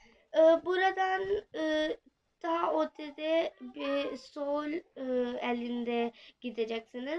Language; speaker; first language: Turkish; non-native, learner; Urdu